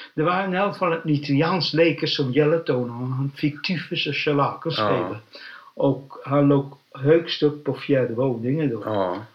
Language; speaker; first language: Swedish; non-native, learner; Dutch